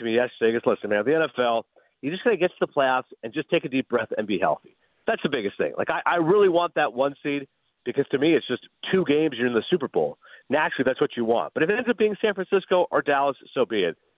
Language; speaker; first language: English; native; English